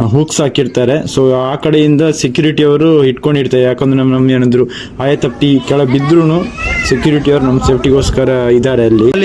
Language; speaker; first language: Kannada; non-native, local second language; Tulu